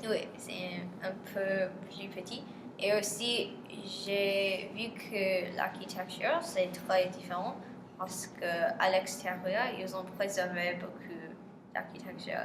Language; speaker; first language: French; non-native, learner; English